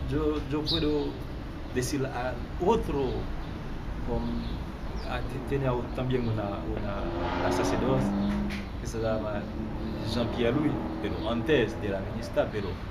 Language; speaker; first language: Spanish; non-native, learner; Haitian Creole